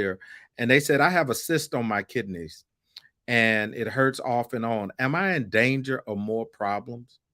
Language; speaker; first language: English; native; English